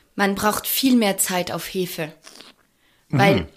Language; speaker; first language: German; non-native, fluent; French